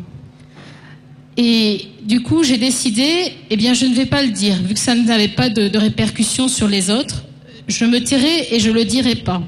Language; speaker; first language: French; native; French